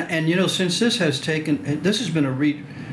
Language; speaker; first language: English; early bilingual, other home language; French